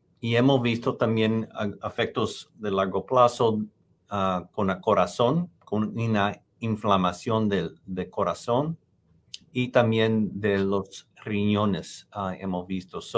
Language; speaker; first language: Spanish; non-native, fluent; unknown